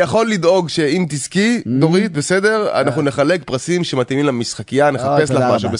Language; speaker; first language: Hebrew; native; Hebrew